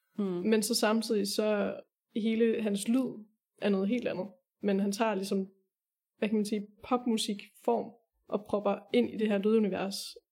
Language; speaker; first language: Danish; native; Danish